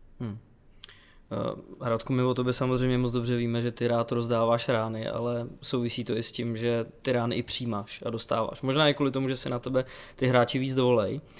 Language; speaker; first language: Czech; native; Czech